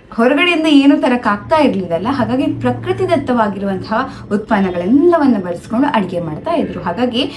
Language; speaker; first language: Kannada; non-native, local second language; Tulu